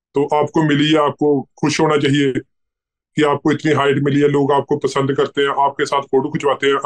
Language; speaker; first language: Hindi; native; Hindi